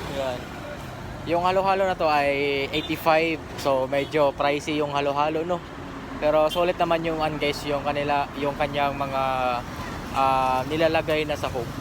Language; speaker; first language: Filipino; non-native, local second language; Cebuano